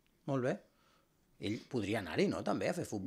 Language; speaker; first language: Catalan; native; Catalan